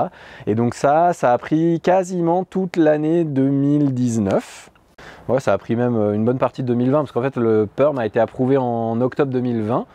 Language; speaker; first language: French; native; French